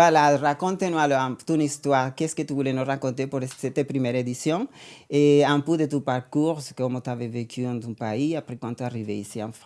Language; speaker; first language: French; non-native, learner; Spanish